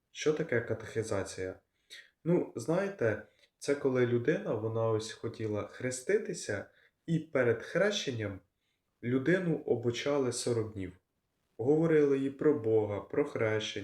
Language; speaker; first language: Ukrainian; non-native, local second language; Russian